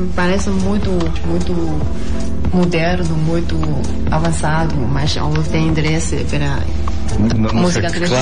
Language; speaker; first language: Portuguese; non-native, fluent; Chinese